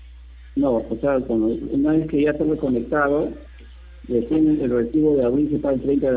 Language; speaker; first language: Spanish; native; Spanish